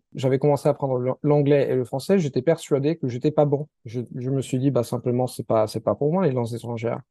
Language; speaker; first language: French; non-native, fluent; Italian